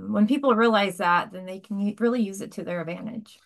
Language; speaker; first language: English; native; English